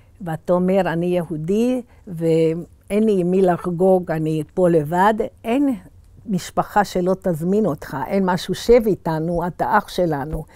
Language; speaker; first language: Hebrew; early bilingual, other home language; Hungarian